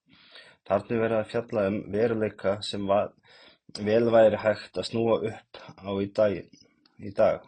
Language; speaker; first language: Icelandic; native; Icelandic